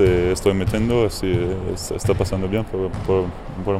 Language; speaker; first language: Spanish; non-native, fluent; French